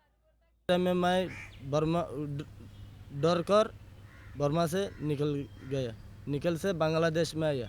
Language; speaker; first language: Hindi; non-native, learner; Rohingya